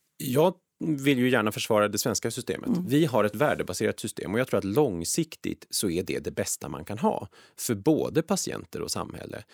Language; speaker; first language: Swedish; native; Swedish